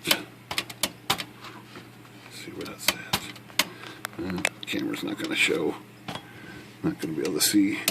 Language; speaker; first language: English; native; English